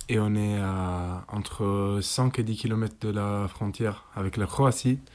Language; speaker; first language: French; non-native, fluent; Italian